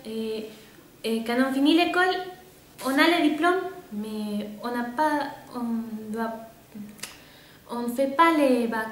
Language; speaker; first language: French; non-native, fluent; Spanish